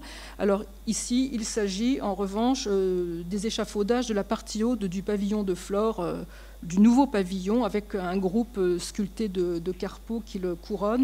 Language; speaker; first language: French; native; French